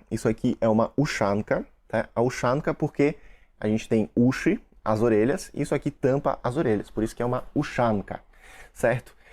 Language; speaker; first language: Portuguese; early bilingual, other home language; Russian